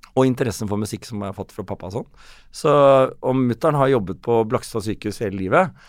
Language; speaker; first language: Norwegian; native; Norwegian